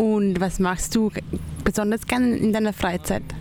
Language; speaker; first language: German; native; German